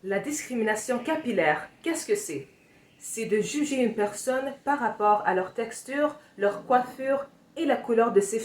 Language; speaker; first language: French; non-native, fluent; English